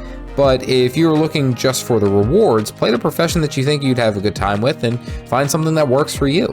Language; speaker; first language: English; native; English